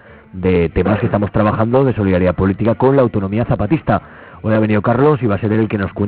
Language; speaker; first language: Spanish; native; Spanish